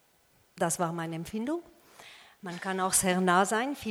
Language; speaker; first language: German; non-native, fluent; French